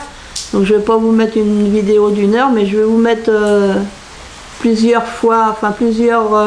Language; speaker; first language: French; native; French